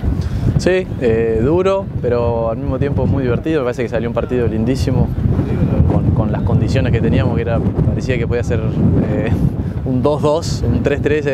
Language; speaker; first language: Spanish; native; Spanish